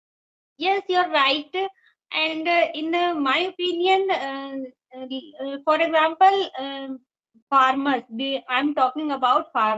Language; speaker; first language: English; non-native, learner; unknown